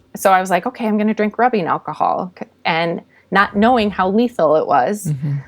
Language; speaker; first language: English; native; English